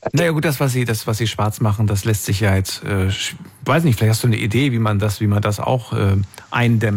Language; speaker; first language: German; native; German